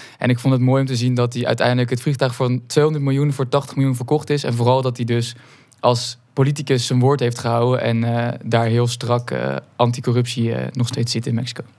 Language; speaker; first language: Dutch; native; Dutch